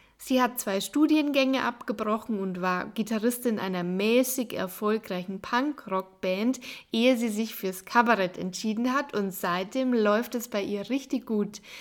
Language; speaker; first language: German; native; German